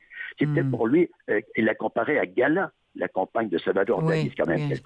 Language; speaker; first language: French; native; French